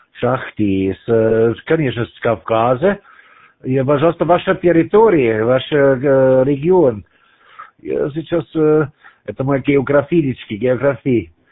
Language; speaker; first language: Russian; non-native, learner; German